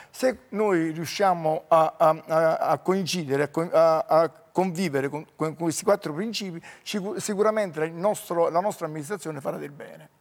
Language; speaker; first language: Italian; native; Italian